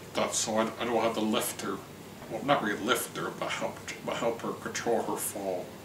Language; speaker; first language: English; native; English